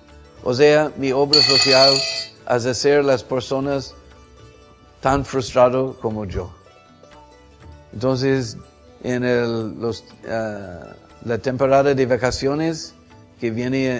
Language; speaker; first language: Spanish; non-native, fluent; English